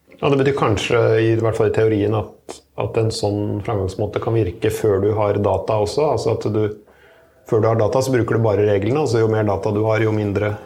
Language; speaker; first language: Norwegian; native; Norwegian